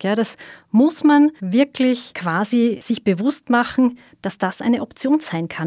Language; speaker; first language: German; native; German